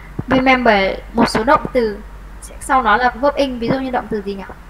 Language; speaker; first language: Vietnamese; native; Vietnamese